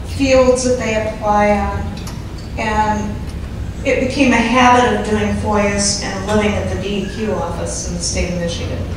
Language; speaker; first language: English; native; English